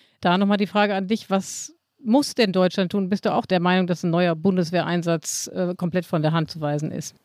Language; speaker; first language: German; native; German